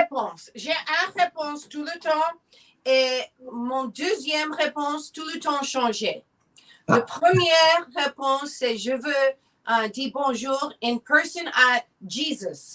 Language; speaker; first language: French; non-native, learner; English